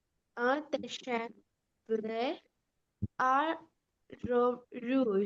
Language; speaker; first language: French; non-native, learner; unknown